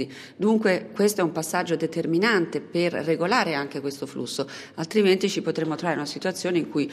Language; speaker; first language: Italian; native; Italian